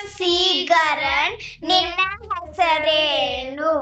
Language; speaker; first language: Kannada; non-native, learner; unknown